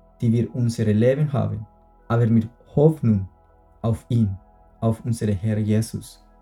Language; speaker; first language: German; non-native, fluent; Spanish